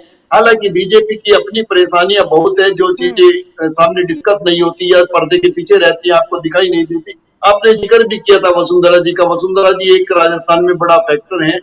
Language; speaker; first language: Hindi; native; Hindi